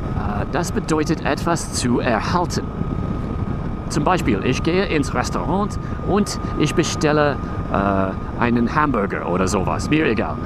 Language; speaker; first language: German; non-native, fluent; English